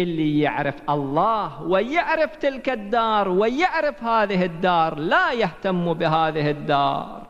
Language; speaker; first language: Arabic; native; Arabic